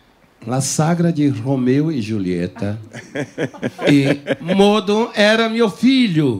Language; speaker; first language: Italian; non-native, fluent; Portuguese